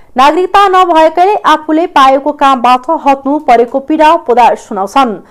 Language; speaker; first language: Nepali; non-native, local second language; Maithili